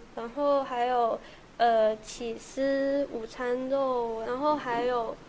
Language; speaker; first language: Chinese; non-native, local second language; Cantonese